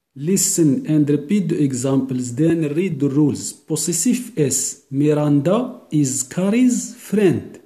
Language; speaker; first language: English; non-native, learner; Arabic